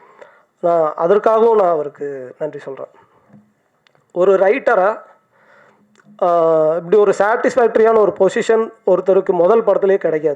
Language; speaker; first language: Tamil; native; Tamil